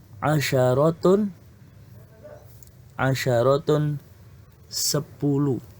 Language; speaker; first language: Arabic; non-native, fluent; Indonesian